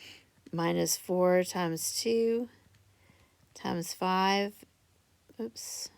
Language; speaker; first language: English; native; English